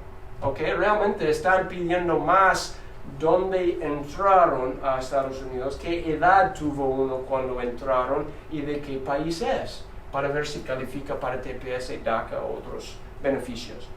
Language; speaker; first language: Spanish; non-native, fluent; English